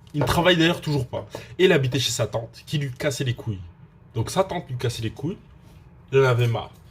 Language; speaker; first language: French; early bilingual, other home language; Russian